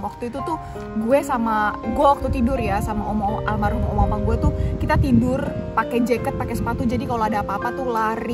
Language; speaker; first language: Indonesian; native; Indonesian